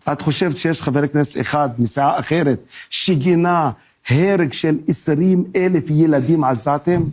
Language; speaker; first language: Hebrew; non-native, local second language; Arabic